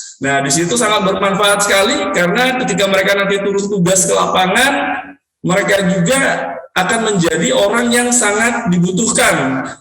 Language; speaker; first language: Indonesian; native; Indonesian